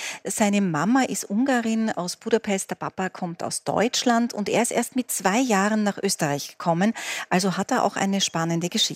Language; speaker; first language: German; native; German